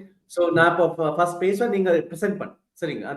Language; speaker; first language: Tamil; early bilingual, heritage; Tamil